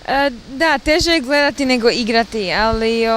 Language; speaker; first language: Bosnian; early bilingual, other home language; Serbian